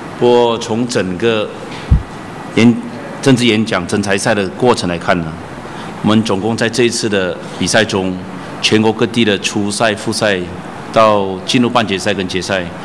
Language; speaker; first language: Chinese; native; Chinese